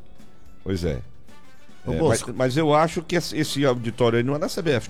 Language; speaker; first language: Portuguese; native; Portuguese